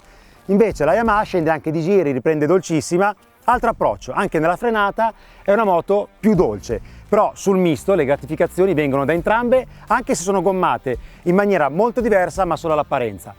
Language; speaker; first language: Italian; native; Italian